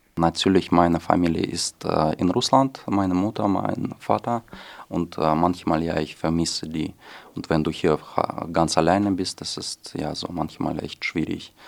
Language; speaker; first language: German; non-native, fluent; Russian